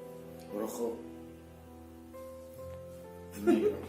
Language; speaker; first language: Spanish; non-native, fluent; Polish